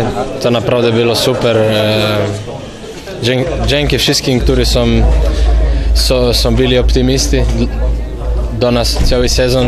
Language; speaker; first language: Polish; non-native, learner; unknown